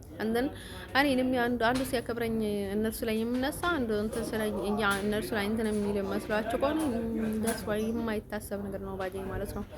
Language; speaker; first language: Amharic; native; Amharic